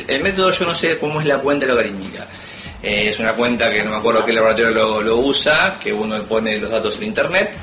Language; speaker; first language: Spanish; native; Spanish